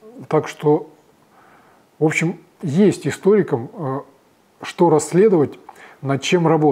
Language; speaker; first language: Russian; native; Russian